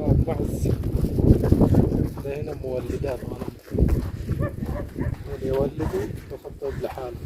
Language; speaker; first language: Arabic; native; Arabic